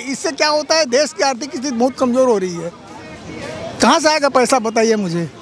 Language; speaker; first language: Hindi; native; Hindi